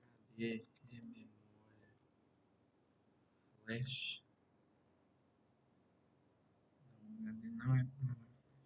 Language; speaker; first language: Portuguese; native; Portuguese